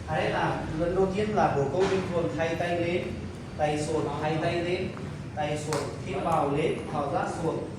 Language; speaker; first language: Vietnamese; non-native, learner; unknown